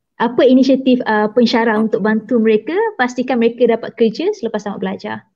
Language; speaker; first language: Malay; native; Malay